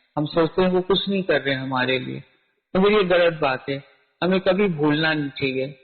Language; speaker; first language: Hindi; native; Hindi